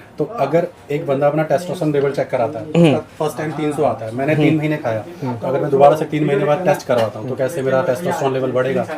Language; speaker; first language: Hindi; native; Hindi